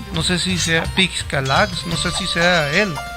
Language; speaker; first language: Spanish; native; Spanish